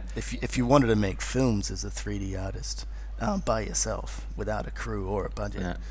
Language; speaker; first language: English; native; English